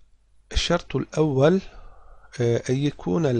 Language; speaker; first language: Arabic; non-native, fluent; Turkish